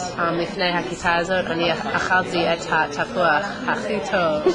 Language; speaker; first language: Hebrew; non-native, learner; English